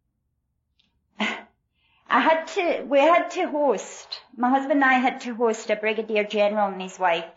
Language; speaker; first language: English; native; English